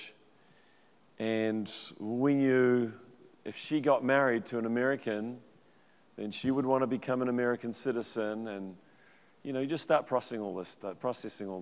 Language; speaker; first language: English; native; English